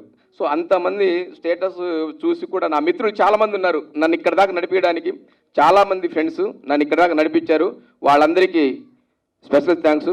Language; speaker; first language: Telugu; native; Telugu